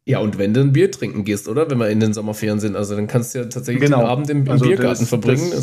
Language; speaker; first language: German; native; German